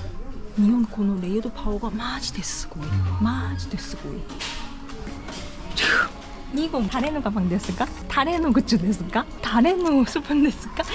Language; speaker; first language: Japanese; non-native, learner; Korean